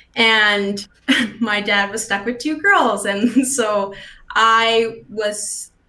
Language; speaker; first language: English; native; English